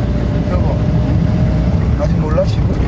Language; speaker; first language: Korean; native; Korean